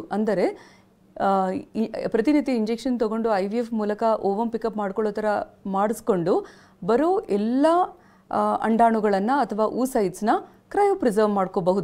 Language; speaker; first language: Kannada; native; Kannada